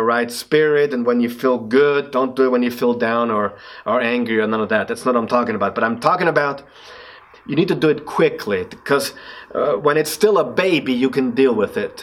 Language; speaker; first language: English; non-native, fluent; German